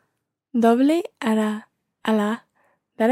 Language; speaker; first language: Spanish; non-native, learner; English